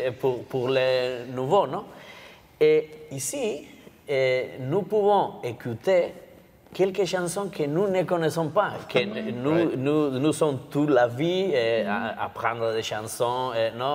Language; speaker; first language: French; non-native, learner; Basque